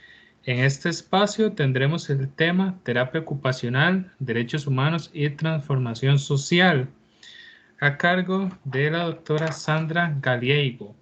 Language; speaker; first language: Spanish; native; Spanish